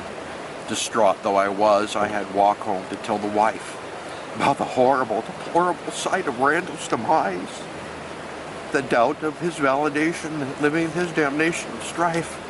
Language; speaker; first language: English; native; English